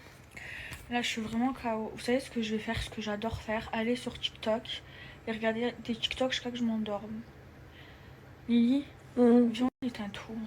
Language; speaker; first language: French; native; French